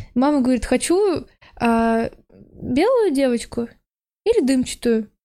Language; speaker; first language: Russian; native; Russian